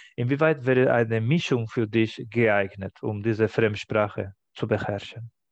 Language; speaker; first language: German; non-native, fluent; Spanish